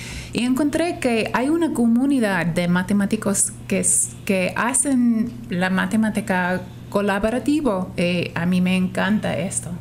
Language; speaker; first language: Spanish; non-native, fluent; English